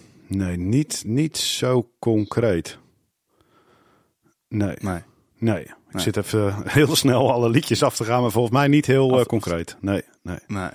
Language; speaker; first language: Dutch; native; Dutch